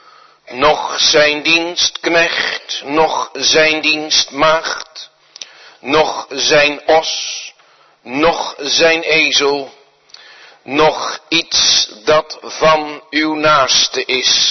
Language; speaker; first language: Dutch; native; Dutch